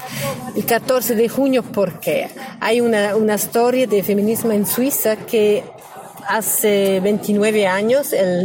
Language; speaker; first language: Spanish; non-native, learner; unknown